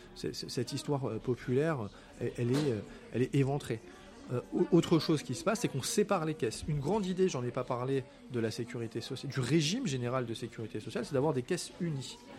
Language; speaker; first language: French; native; French